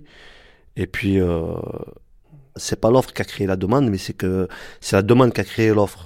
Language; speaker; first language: French; native; French